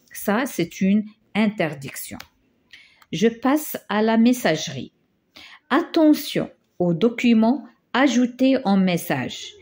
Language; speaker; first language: French; non-native, local second language; Arabic